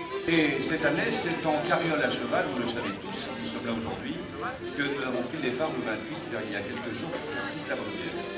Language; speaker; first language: French; native; French